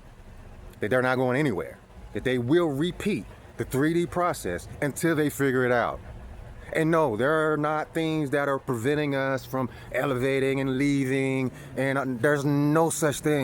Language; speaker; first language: English; native; English